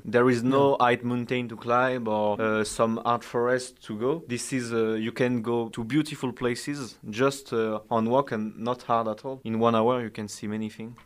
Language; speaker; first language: English; non-native, learner; French